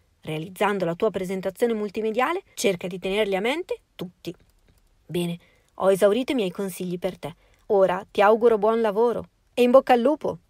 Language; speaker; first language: Italian; native; Italian